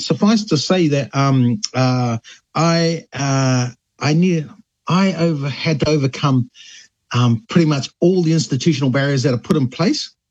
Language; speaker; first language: English; native; English